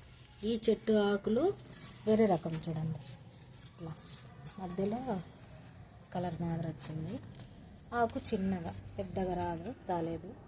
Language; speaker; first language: Telugu; native; Telugu